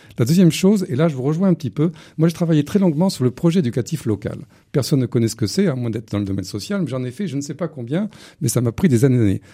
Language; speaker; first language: French; native; French